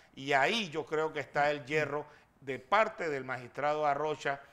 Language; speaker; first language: Spanish; native; Spanish